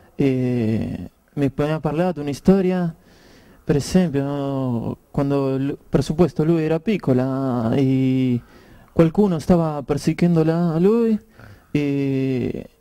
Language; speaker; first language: Italian; non-native, learner; Spanish